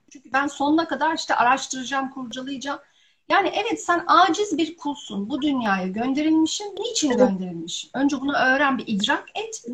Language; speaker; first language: Turkish; early bilingual, heritage; Turkish